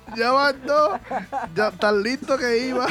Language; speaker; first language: Spanish; native; Spanish